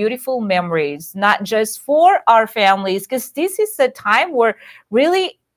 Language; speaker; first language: English; non-native, local second language; Iloko